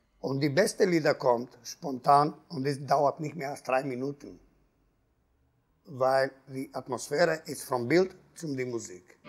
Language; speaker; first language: German; non-native, learner; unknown